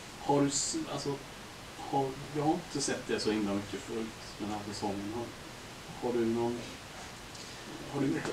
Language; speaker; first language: Swedish; native; Swedish